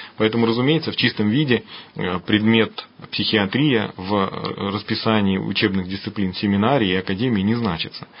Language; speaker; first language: Russian; native; Russian